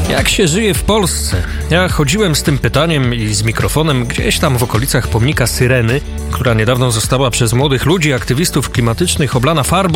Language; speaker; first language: Polish; native; Polish